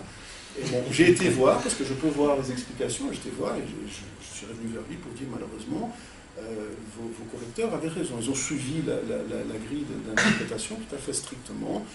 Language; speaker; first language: French; non-native, fluent; Portuguese